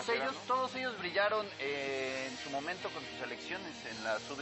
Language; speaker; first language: Spanish; native; Spanish